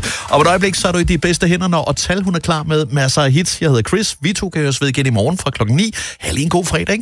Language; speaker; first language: Danish; native; Danish